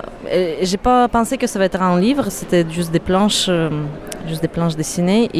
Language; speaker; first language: French; non-native, fluent; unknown